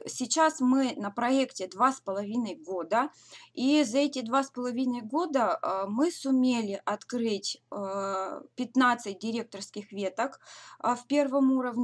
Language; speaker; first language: Russian; native; Russian